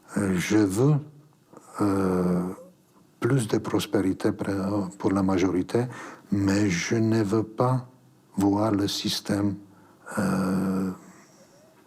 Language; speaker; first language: French; non-native, fluent; Slovak